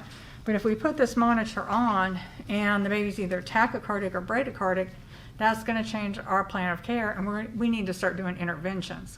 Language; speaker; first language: English; native; English